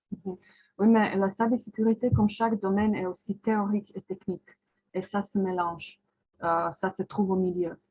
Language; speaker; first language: French; non-native, fluent; Croatian